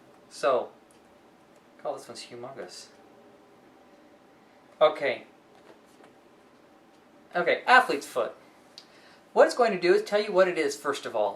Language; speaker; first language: English; native; English